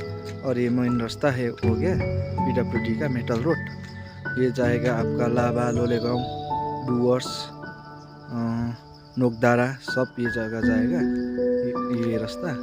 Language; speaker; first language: Hindi; non-native, local second language; Nepali